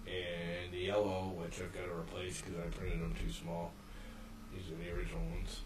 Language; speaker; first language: English; native; English